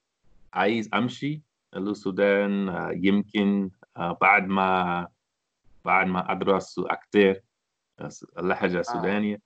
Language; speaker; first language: Arabic; non-native, learner; English